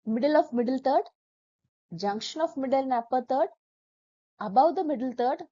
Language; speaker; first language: English; non-native, local second language; Malayalam